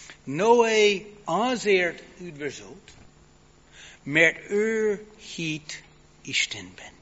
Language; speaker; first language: Hungarian; non-native, fluent; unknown